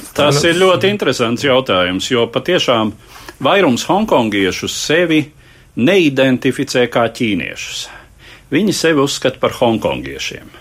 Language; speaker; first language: Latvian; native; Latvian